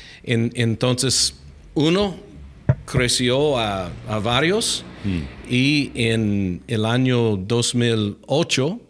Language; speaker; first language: Spanish; non-native, fluent; English